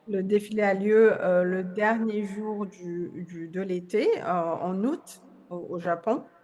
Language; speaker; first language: French; non-native, fluent; Portuguese